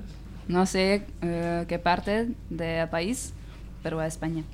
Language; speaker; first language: Spanish; non-native, learner; Hungarian